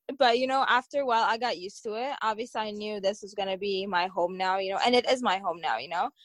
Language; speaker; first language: English; early bilingual, other home language; Tigrinya